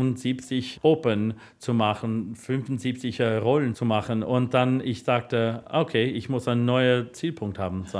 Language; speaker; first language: German; non-native, learner; English